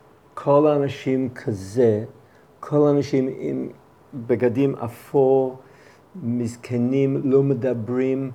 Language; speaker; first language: Hebrew; non-native, fluent; English